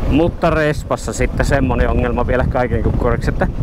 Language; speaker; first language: Finnish; native; Finnish